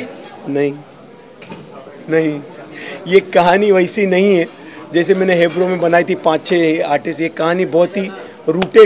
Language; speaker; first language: Hindi; native; Hindi